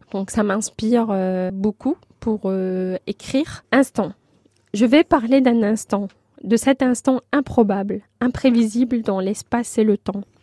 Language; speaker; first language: French; non-native, local second language; Arabic